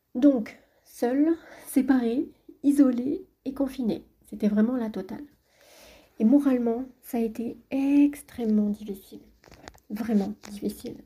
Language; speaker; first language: French; native; French